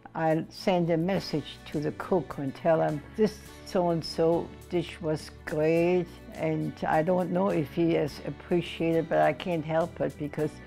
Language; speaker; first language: English; non-native, fluent; German